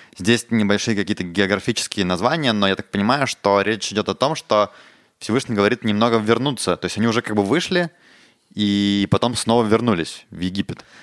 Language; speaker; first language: Russian; native; Russian